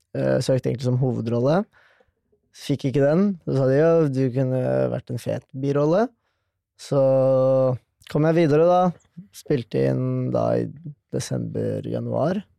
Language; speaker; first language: Norwegian; early bilingual, other home language; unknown